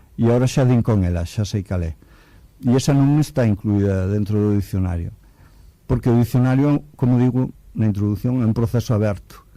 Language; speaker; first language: Galician; native; Galician